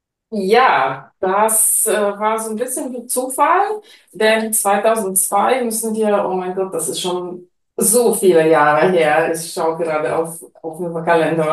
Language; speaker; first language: German; non-native, fluent; Polish